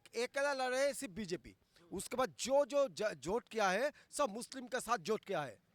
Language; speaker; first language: Hindi; non-native, local second language; Bangla